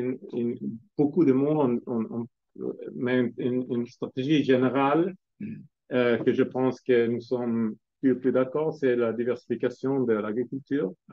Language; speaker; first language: French; non-native, fluent; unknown